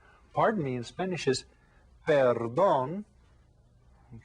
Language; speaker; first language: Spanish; non-native, fluent; English